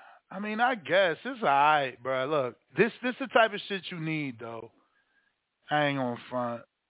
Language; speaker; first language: English; early bilingual, other home language; Spanish